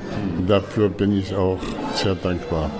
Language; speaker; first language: German; non-native, fluent; Arabic